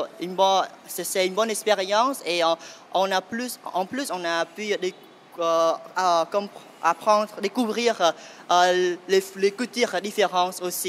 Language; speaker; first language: French; non-native, fluent; Khmer